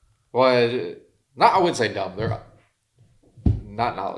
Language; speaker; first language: English; native; English